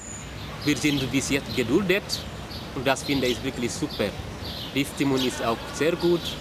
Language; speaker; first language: German; non-native, fluent; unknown